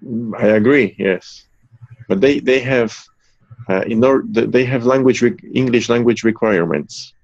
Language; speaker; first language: English; non-native, fluent; Polish